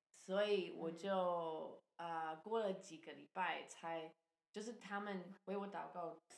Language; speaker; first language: Chinese; non-native, fluent; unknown